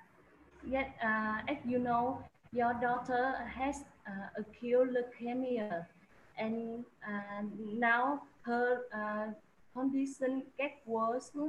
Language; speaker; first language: English; non-native, learner; Vietnamese